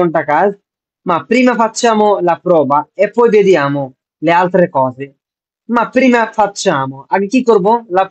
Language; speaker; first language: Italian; non-native, fluent; Bangla